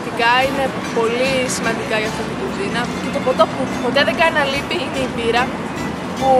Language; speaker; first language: Greek; early bilingual, heritage; Greek